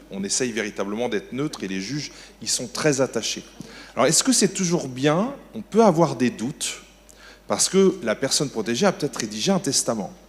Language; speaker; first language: French; native; French